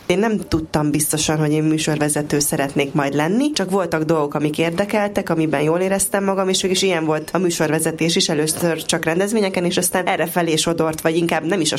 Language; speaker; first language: Hungarian; native; Hungarian